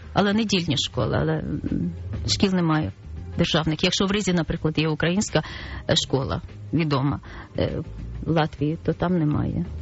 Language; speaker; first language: Ukrainian; native; Ukrainian